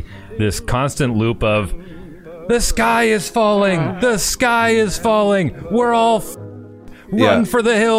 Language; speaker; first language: English; native; English